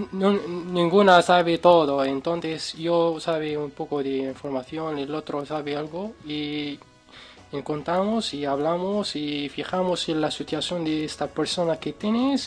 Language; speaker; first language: Spanish; non-native, learner; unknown